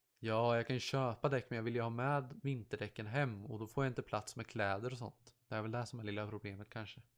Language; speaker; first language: Swedish; native; Swedish